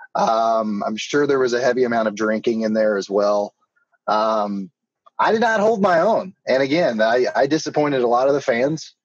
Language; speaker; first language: English; native; English